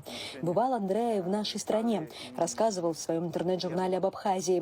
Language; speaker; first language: Russian; native; Russian